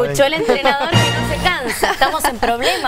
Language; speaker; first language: Spanish; native; Spanish